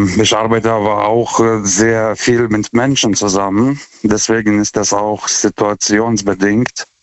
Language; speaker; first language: German; non-native, fluent; Lithuanian